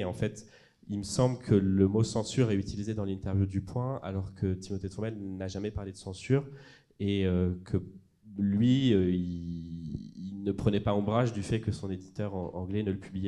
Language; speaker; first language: French; native; French